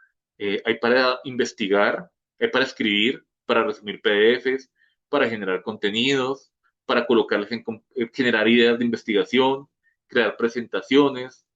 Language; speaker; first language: Spanish; native; Spanish